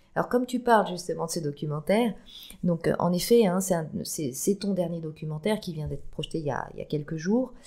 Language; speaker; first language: French; native; French